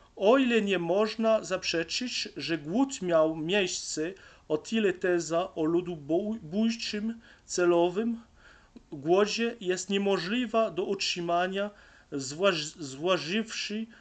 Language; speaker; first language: Polish; non-native, learner; French